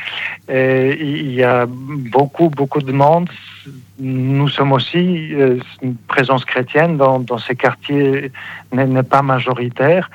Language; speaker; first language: French; non-native, fluent; Polish